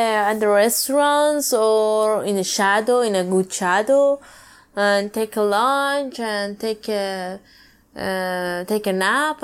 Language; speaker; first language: English; non-native, learner; Persian